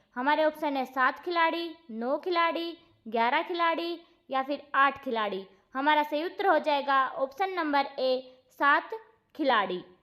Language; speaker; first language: Hindi; native; Hindi